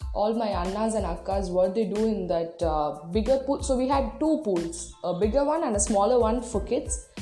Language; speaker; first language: English; non-native, local second language; Tamil